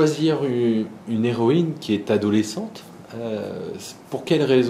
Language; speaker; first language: French; native; French